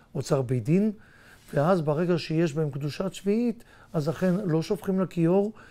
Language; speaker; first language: Hebrew; native; Hebrew